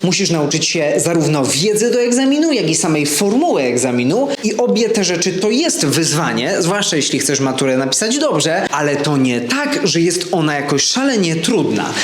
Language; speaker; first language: Polish; native; Polish